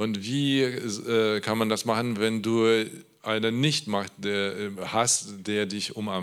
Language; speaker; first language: German; non-native, learner; Polish